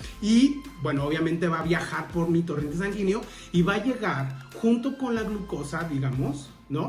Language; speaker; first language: Spanish; native; Spanish